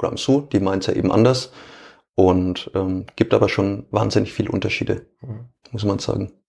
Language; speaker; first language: German; native; German